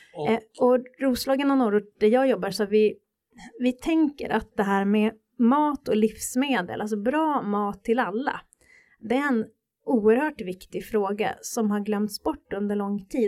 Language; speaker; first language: Swedish; native; Swedish